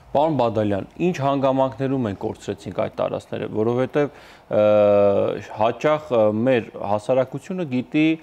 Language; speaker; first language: Armenian; native; Armenian